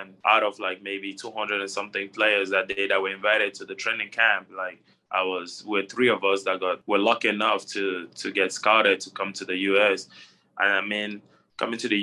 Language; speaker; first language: English; non-native, local second language; French